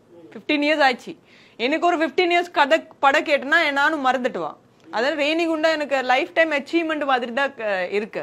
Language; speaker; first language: Tamil; non-native, learner; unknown